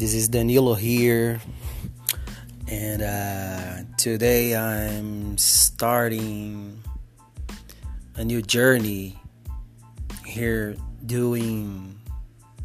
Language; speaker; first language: English; non-native, fluent; Portuguese